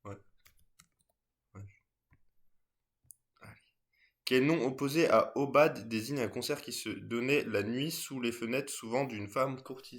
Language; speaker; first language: French; native; French